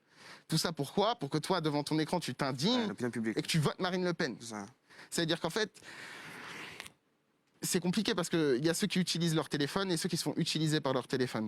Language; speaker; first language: French; native; French